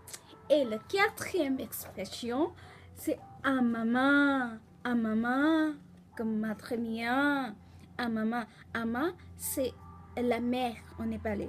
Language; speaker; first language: French; non-native, learner; Nepali